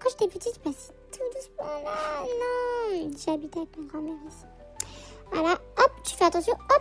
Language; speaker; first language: French; native; French